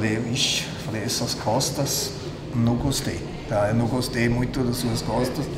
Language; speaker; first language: Portuguese; non-native, fluent; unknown